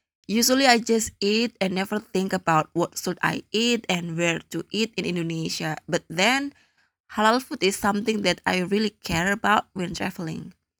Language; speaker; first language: English; non-native, learner; Indonesian